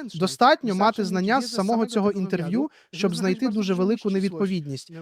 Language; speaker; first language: Ukrainian; native; Ukrainian